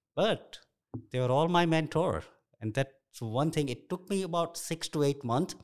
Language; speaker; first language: English; non-native, local second language; Gujarati